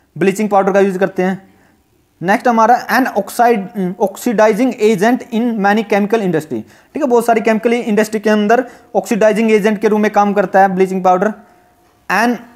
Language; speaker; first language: Hindi; native; Hindi